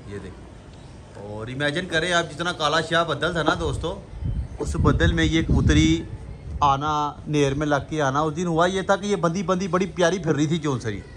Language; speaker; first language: Urdu; non-native, local second language; Punjabi